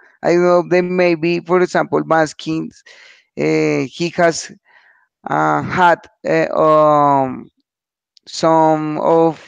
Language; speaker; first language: English; non-native, learner; Spanish